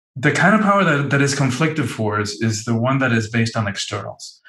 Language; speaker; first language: English; early bilingual, other home language; Spanish